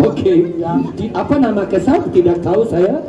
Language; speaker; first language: Indonesian; non-native, learner; English